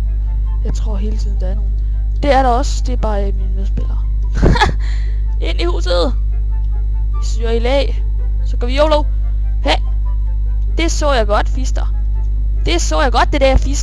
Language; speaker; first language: Danish; native; Danish